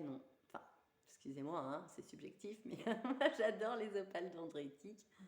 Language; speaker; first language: French; native; French